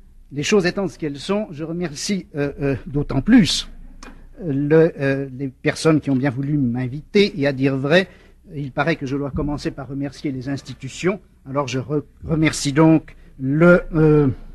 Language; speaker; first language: French; native; French